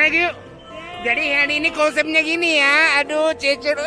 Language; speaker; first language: Indonesian; early bilingual, other home language; Japanese